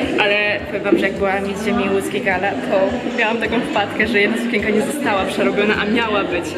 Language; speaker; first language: Polish; native; Polish